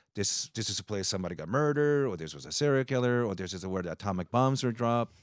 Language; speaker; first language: English; early bilingual, other home language; Japanese